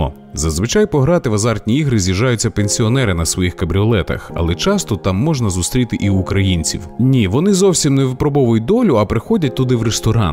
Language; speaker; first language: Ukrainian; native; Ukrainian